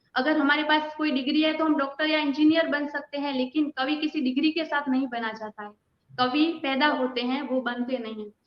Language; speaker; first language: Hindi; non-native, local second language; Gujarati